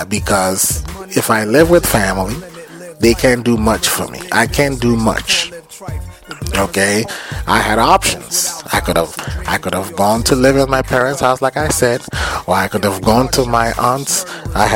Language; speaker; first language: English; non-native, local second language; Akan